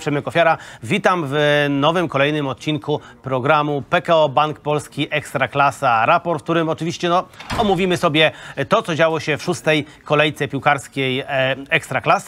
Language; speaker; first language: Polish; native; Polish